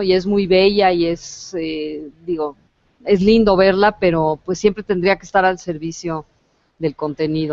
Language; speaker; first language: Spanish; native; Spanish